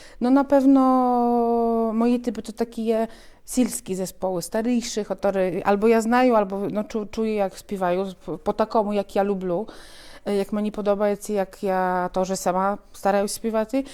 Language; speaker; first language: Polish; non-native, local second language; Ukrainian